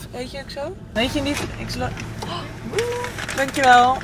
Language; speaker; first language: Dutch; native; Dutch